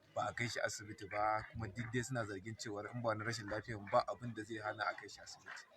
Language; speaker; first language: Hausa; native; Hausa